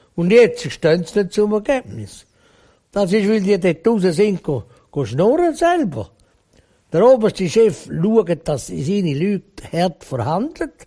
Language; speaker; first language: German; native; German